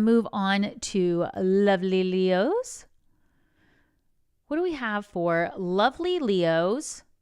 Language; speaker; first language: English; native; English